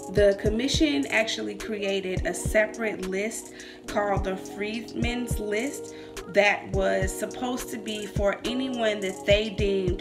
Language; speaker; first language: English; native; English